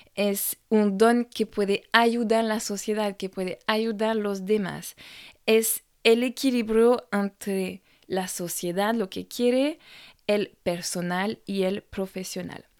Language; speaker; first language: Spanish; non-native, fluent; French